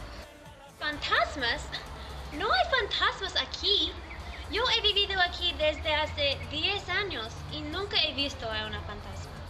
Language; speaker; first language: Spanish; non-native, learner; English